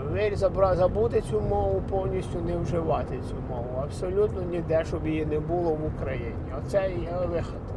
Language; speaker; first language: Ukrainian; native; Ukrainian